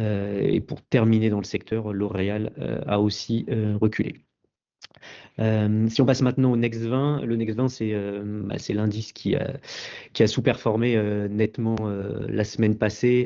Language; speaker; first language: French; native; French